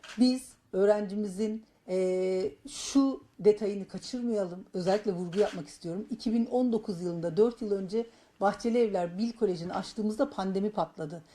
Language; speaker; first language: Turkish; native; Turkish